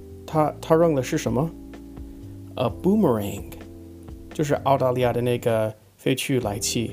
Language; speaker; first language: Chinese; non-native, fluent; English